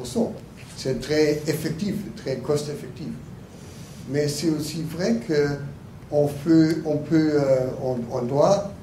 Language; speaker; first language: French; non-native, learner; German